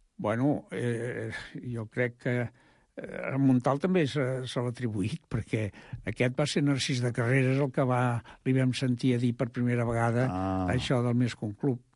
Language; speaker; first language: Catalan; native; Catalan